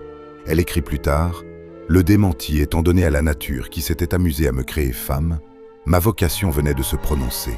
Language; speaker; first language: French; native; French